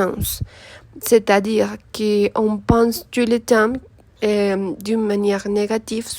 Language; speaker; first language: French; non-native, learner; Spanish